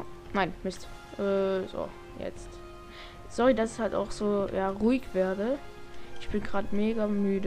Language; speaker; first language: German; native; German